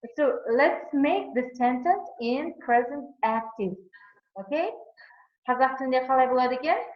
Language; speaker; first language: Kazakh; non-native, local second language; Uzbek